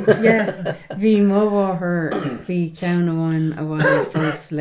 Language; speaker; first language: Irish; non-native, local second language; English